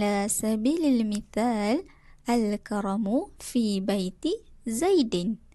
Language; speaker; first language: Arabic; non-native, fluent; Malay